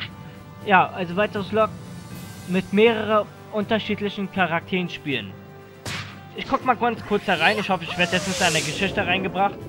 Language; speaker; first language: German; native; German